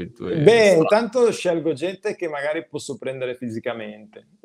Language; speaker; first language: Italian; native; Italian